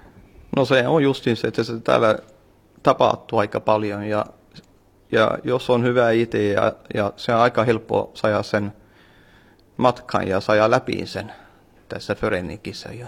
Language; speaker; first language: Finnish; early bilingual, heritage; Finnish